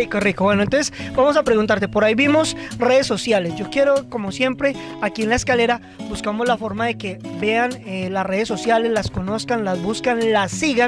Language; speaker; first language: Spanish; native; Spanish